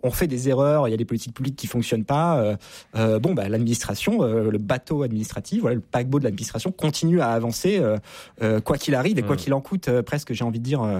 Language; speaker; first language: French; native; French